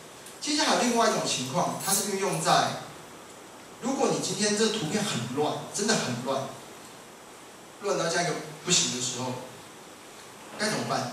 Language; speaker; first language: Chinese; native; Chinese